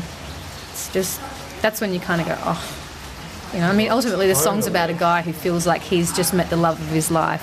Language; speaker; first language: English; native; English